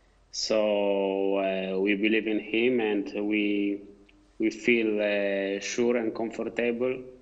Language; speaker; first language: English; non-native, fluent; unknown